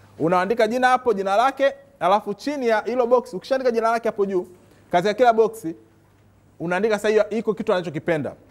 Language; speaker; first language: Swahili; native; Swahili